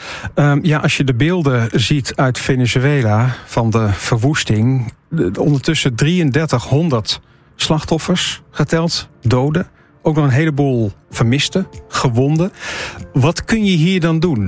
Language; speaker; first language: Dutch; native; Dutch